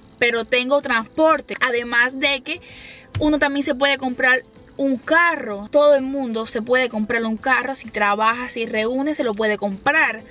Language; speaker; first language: Spanish; native; Spanish